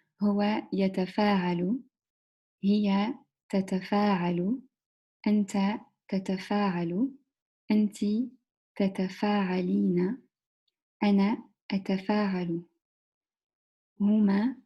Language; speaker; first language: Arabic; non-native, learner; English